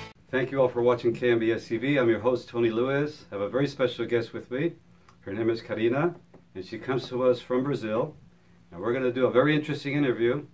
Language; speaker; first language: English; native; English